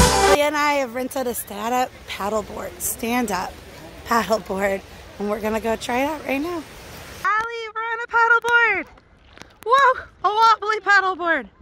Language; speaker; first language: English; native; English